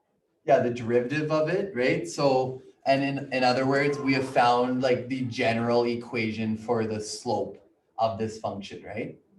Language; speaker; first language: English; native; English